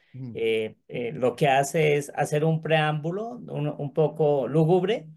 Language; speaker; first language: Spanish; native; Spanish